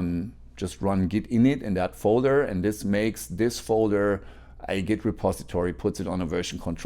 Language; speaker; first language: English; non-native, fluent; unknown